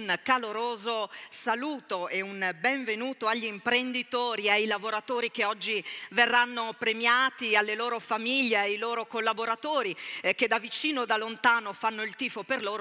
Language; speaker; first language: Italian; native; Italian